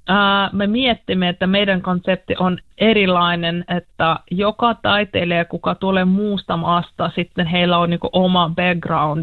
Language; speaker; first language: Finnish; non-native, learner; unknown